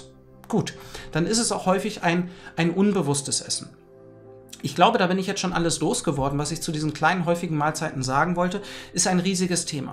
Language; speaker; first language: German; native; German